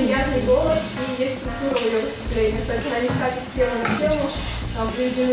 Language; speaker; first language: Russian; native; Russian